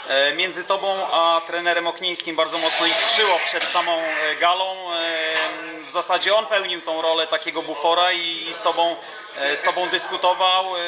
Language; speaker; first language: Polish; native; Polish